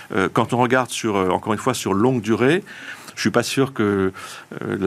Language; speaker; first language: French; native; French